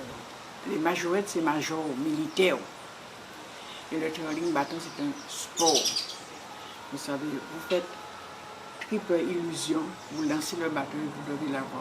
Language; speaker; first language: French; non-native, local second language; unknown